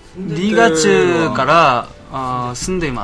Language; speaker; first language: Japanese; non-native, learner; Korean